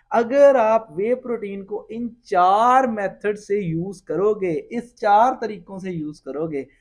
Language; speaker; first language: Hindi; non-native, local second language; Punjabi